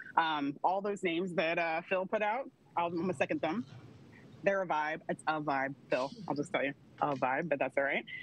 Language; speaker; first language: English; native; English